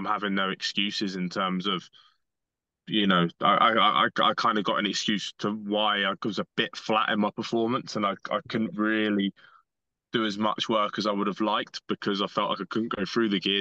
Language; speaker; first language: English; native; English